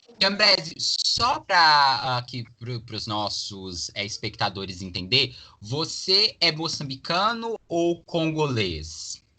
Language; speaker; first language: Portuguese; native; Portuguese